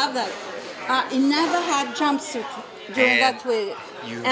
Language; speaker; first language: English; non-native, fluent; Italian